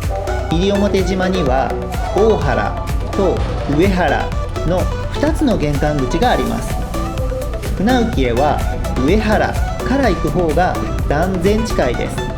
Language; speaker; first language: Japanese; native; Japanese